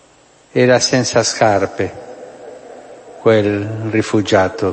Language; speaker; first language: Italian; non-native, fluent; Spanish